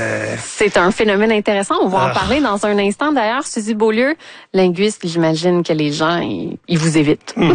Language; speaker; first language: French; native; French